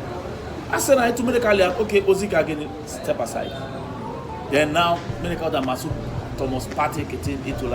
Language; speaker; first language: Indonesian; non-native, fluent; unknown